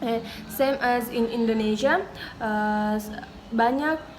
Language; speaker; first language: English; non-native, learner; Indonesian